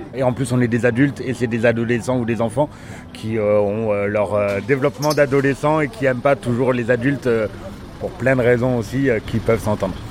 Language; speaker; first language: French; native; French